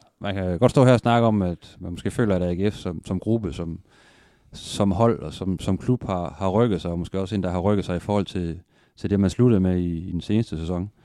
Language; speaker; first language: Danish; native; Danish